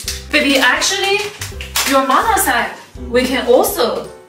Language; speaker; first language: English; non-native, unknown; Chinese